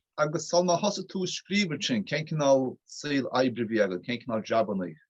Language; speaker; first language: Irish; native; Irish